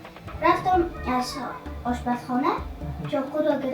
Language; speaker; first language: Persian; native; Persian